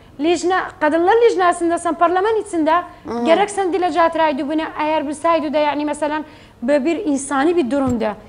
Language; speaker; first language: Turkish; native; Turkish